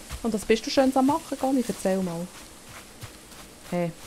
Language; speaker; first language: German; native; German